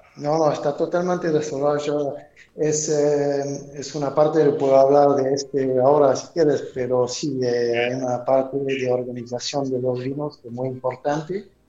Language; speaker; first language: Spanish; non-native, fluent; French